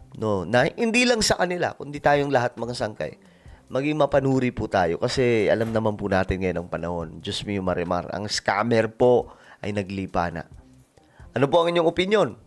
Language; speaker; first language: Filipino; non-native, local second language; Waray